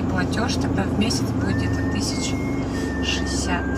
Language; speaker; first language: Russian; native; Russian